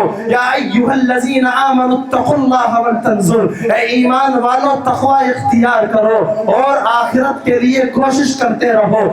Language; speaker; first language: Urdu; native; Urdu